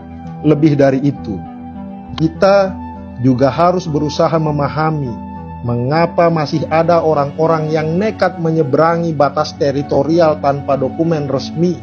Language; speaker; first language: Indonesian; native; Indonesian